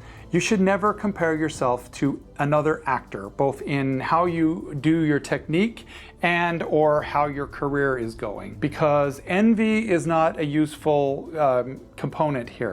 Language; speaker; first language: English; native; English